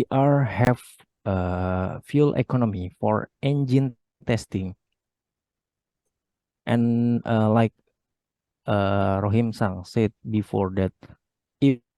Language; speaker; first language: English; non-native, learner; Indonesian